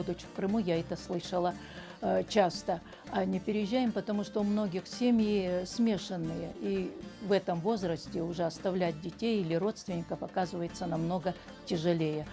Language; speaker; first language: Russian; native; Russian